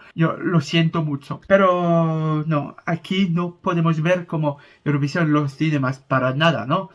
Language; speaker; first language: Spanish; non-native, fluent; French